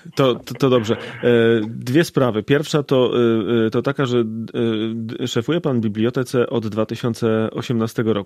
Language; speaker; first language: Polish; native; Polish